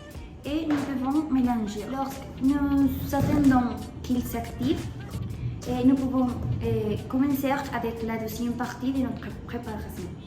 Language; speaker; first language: French; non-native, learner; Spanish